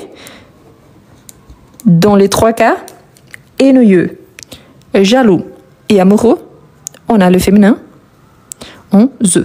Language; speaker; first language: French; native; French